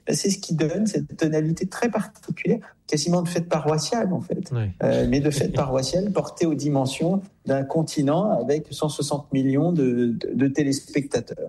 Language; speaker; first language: French; native; French